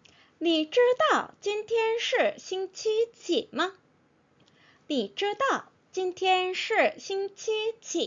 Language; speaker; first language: Chinese; non-native, fluent; Korean